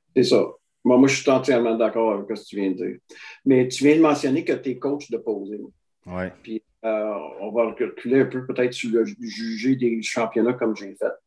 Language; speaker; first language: French; native; French